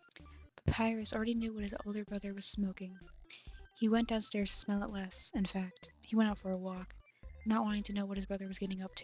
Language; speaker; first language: English; native; English